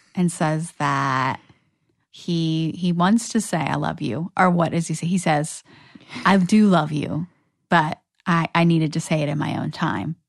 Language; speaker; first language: English; native; English